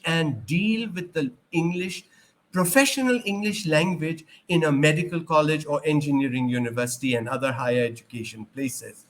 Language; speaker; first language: English; non-native, local second language; Urdu